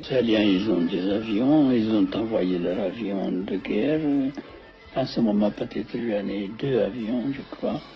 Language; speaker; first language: French; non-native, fluent; Amharic